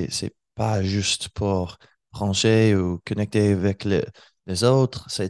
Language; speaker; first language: French; non-native, learner; English